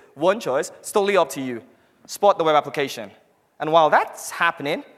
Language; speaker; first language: English; non-native, local second language; Hausa